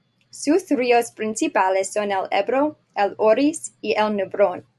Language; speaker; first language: Spanish; non-native, learner; English